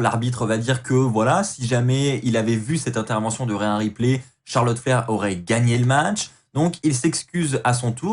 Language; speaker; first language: French; native; French